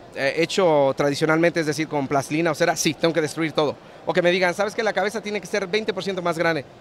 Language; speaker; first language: Spanish; early bilingual, heritage; Spanish